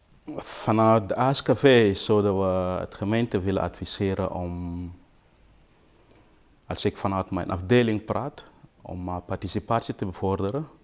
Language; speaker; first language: Dutch; non-native, fluent; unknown